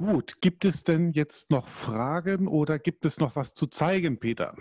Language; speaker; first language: German; native; German